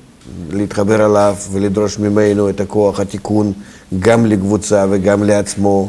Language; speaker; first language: Hebrew; non-native, fluent; Russian